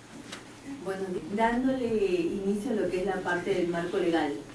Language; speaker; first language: Spanish; native; Spanish